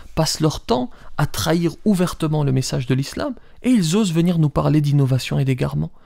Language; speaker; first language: French; early bilingual, other home language; Riffian